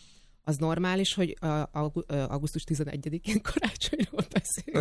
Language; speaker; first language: Hungarian; native; Hungarian